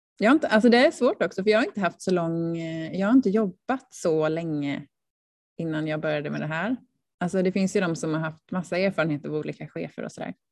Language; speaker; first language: Swedish; native; Swedish